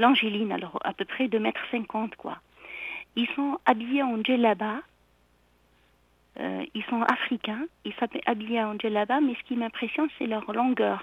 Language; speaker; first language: French; non-native, local second language; Arabic